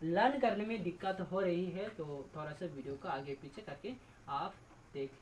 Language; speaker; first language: Hindi; non-native, local second language; Bangla